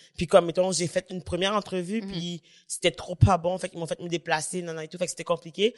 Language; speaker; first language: French; native; French